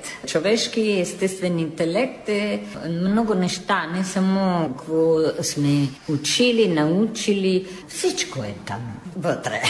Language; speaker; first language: Bulgarian; non-native, fluent; Italian